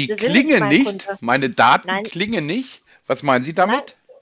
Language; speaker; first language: German; native; German